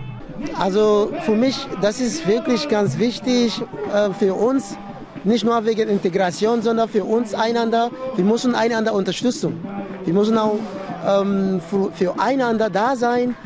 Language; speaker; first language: German; non-native, fluent; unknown